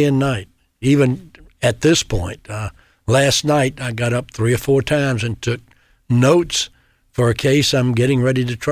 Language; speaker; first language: English; native; English